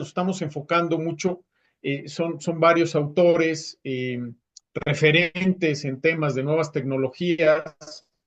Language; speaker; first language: Spanish; native; Spanish